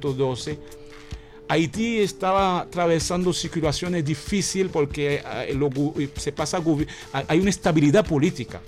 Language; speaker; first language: Spanish; non-native, fluent; Haitian Creole